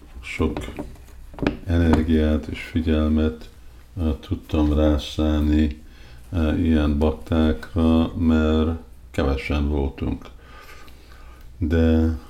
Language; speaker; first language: Hungarian; early bilingual, heritage; Hungarian